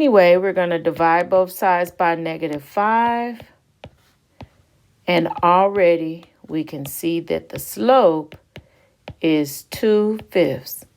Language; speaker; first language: English; native; English